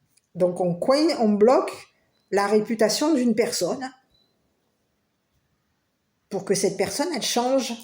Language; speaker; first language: French; native; French